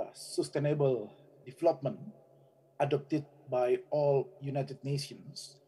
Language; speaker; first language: English; non-native, fluent; Indonesian